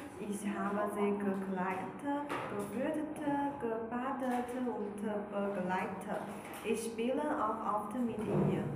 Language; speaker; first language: German; non-native, learner; Chinese